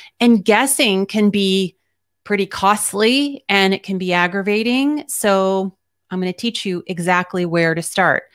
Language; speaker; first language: English; native; English